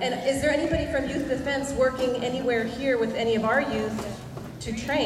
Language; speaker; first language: English; native; English